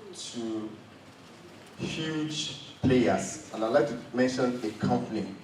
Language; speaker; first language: English; non-native, local second language; Yoruba